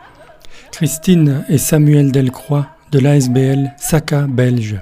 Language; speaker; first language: French; native; French